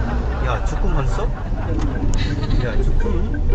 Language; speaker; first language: Korean; non-native, learner; Filipino